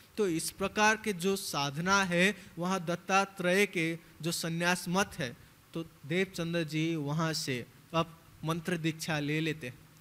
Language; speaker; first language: Hindi; native; Hindi